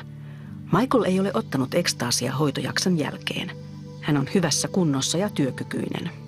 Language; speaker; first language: Finnish; native; Finnish